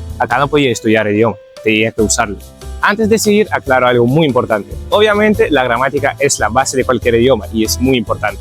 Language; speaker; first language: Spanish; non-native, fluent; Ukrainian